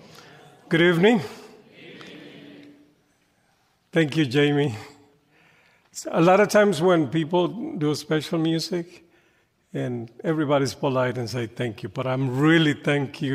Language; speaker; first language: English; non-native, fluent; Spanish